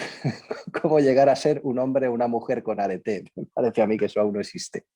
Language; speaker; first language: Spanish; native; Spanish